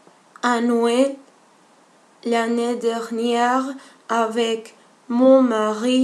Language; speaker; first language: French; non-native, learner; Spanish